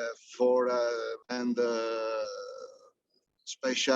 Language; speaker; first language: English; non-native, fluent; Italian